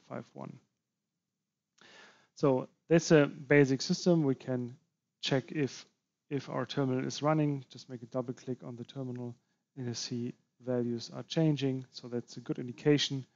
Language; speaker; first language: English; non-native, fluent; German